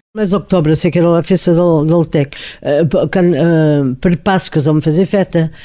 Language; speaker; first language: Catalan; native; Catalan